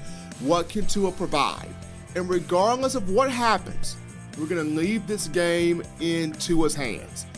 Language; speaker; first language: English; native; English